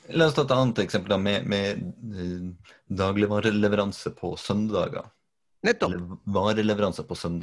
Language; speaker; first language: Norwegian; native; Norwegian